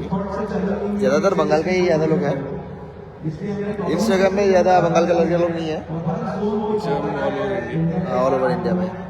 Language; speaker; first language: Hindi; non-native, local second language; Bangla